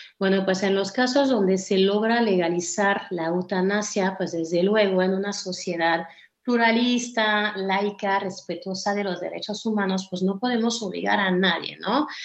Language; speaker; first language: Spanish; non-native, fluent; French